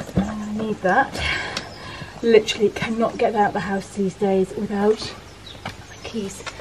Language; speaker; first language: English; native; English